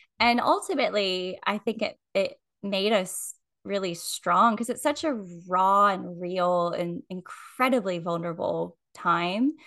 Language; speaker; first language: English; native; English